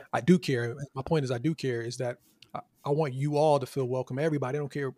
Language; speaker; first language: English; native; English